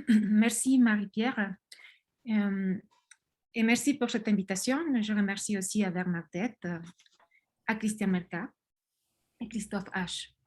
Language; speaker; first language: French; non-native, fluent; Spanish